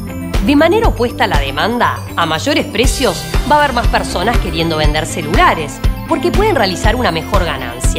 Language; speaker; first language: Spanish; native; Spanish